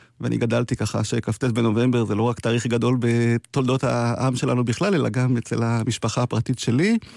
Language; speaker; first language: Hebrew; native; Hebrew